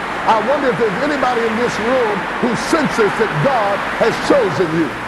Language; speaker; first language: English; native; English